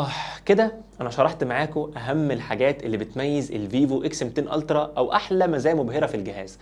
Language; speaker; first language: Arabic; native; Arabic